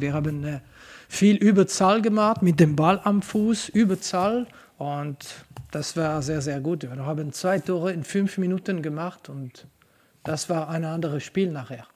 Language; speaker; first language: German; non-native, local second language; French